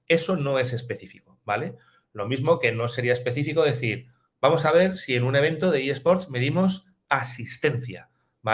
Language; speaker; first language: Spanish; native; Spanish